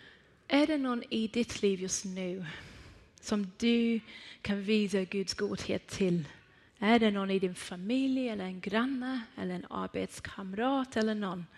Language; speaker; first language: Swedish; non-native, fluent; Persian